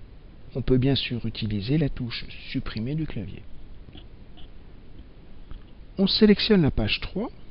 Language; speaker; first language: French; native; French